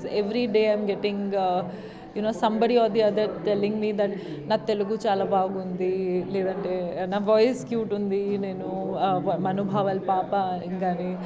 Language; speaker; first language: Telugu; non-native, local second language; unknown